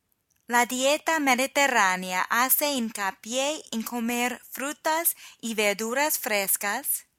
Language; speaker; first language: Spanish; non-native, fluent; English